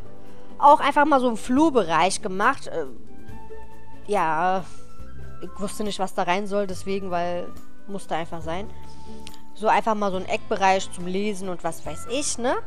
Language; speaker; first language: German; native; German